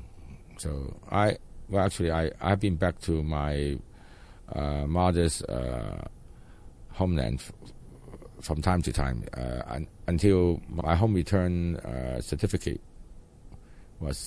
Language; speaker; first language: English; non-native, local second language; Cantonese